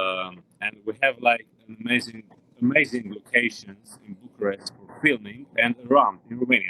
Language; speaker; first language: English; non-native, learner; Romanian